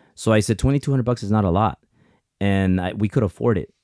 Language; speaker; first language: English; early bilingual, other home language; Spanish